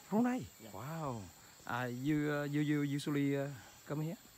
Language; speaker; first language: English; non-native, learner; Vietnamese